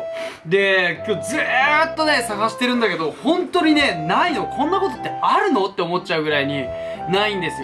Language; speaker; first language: Japanese; native; Japanese